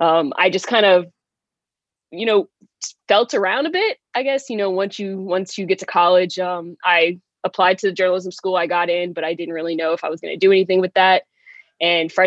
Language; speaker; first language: English; native; English